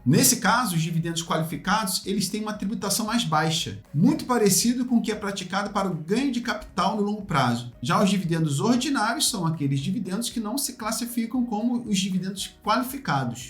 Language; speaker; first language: Portuguese; native; Portuguese